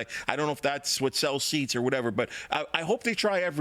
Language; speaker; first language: English; native; English